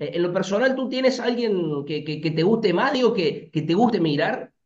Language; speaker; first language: Spanish; native; Spanish